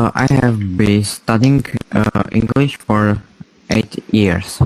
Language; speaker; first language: English; non-native, learner; Slovak